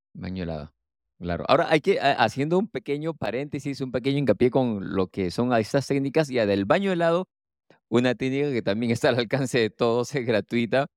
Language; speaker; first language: Spanish; native; Spanish